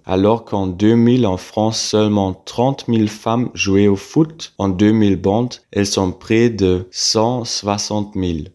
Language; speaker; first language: French; non-native, fluent; German